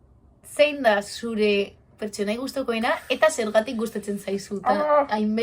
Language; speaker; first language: Basque; non-native, local second language; Spanish